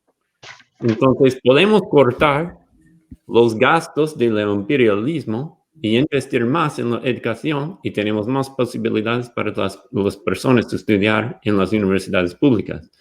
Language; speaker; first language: Spanish; non-native, fluent; English